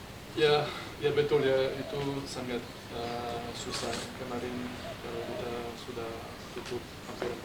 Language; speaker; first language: Indonesian; non-native, fluent; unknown